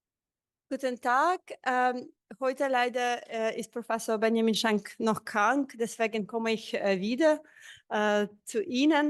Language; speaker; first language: German; non-native, fluent; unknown